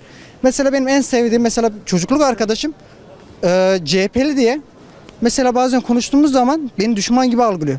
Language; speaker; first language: Turkish; native; Turkish